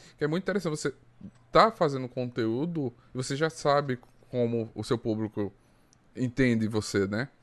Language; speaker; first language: Portuguese; native; Portuguese